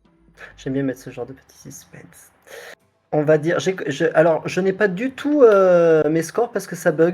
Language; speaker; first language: French; native; French